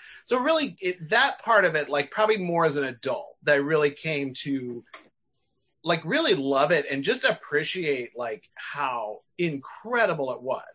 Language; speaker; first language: English; native; English